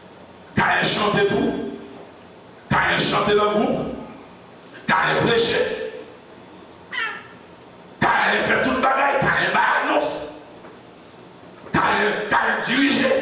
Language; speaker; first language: French; non-native, local second language; Haitian Creole